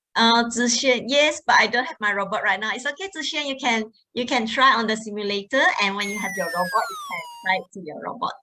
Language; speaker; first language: English; non-native, local second language; Malay